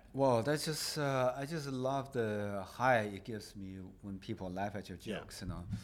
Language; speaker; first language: English; non-native, fluent; Chinese